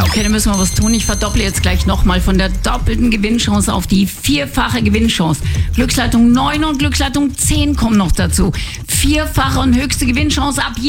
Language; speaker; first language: German; native; German